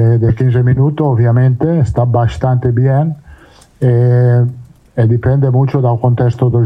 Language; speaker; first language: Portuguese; non-native, learner; Italian